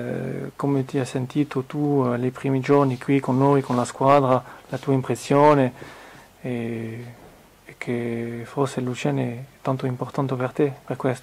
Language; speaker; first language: Italian; non-native, fluent; French